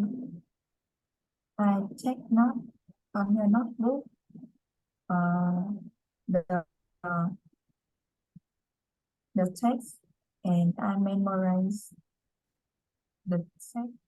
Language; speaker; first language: English; non-native, learner; Vietnamese